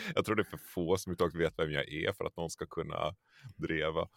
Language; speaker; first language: Swedish; native; Swedish